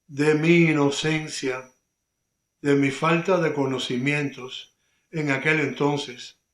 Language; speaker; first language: Spanish; native; Spanish